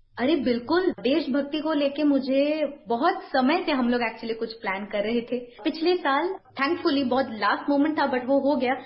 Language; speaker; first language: Hindi; non-native, local second language; Bangla